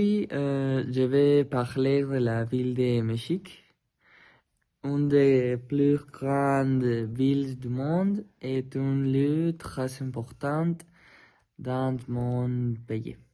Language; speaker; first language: French; non-native, learner; Spanish